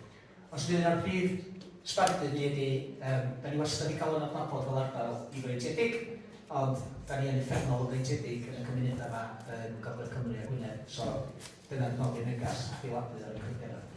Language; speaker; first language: Welsh; native; Welsh